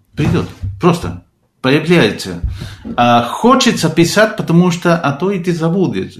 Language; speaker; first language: Russian; non-native, fluent; Spanish